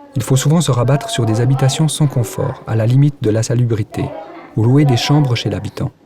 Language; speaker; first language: French; early bilingual, other home language; Italian